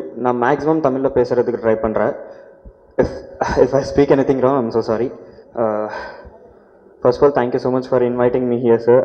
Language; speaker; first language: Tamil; non-native, learner; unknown